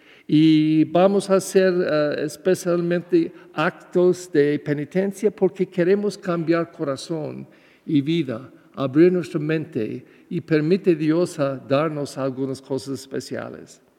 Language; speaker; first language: Spanish; non-native, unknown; English